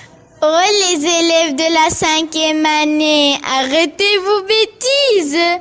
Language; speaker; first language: French; non-native, learner; Arabic